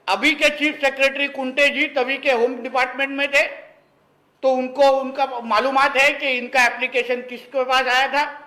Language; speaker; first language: Hindi; non-native, local second language; Marathi